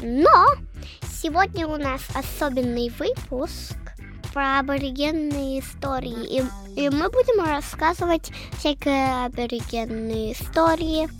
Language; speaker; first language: Russian; early bilingual, heritage; Russian